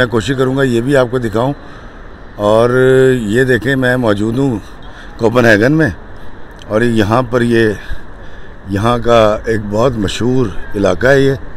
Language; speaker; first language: Urdu; non-native, local second language; Punjabi